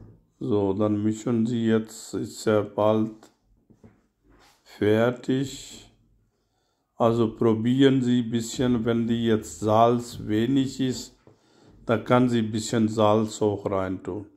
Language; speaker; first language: German; non-native, learner; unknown